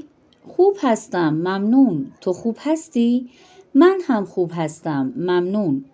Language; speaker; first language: Persian; non-native, fluent; Urdu